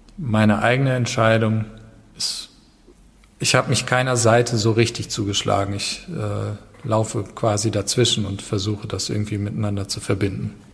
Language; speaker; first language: German; native; German